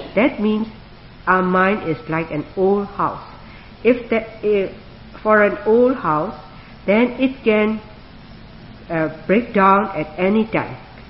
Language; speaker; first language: English; non-native, fluent; Burmese